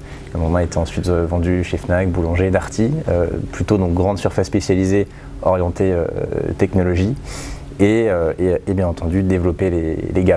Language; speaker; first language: French; native; French